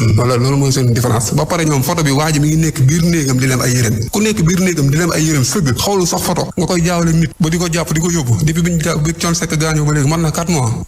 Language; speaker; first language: Wolof; native; Wolof